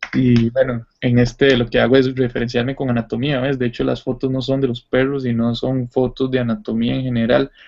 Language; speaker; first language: Spanish; native; Spanish